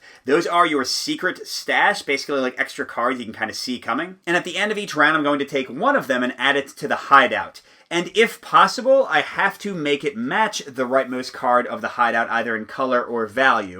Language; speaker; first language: English; native; English